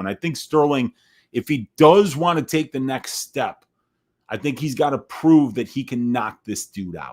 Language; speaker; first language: English; native; English